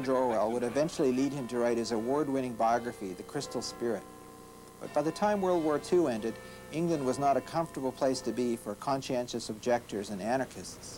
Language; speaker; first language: English; native; English